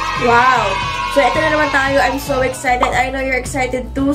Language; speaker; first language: English; non-native, local second language; Filipino